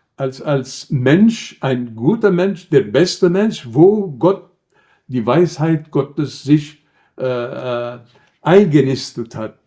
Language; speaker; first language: German; non-native, fluent; Arabic